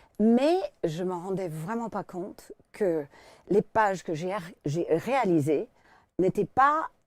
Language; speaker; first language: French; non-native, fluent; English